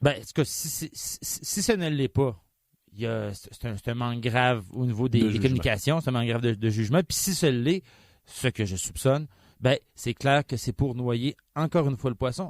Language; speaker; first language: French; native; French